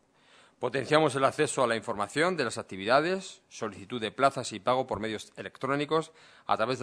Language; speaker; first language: Spanish; native; Spanish